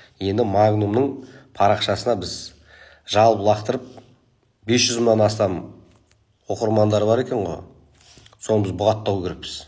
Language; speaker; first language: Kazakh; native; Kazakh